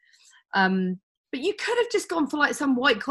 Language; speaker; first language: English; native; English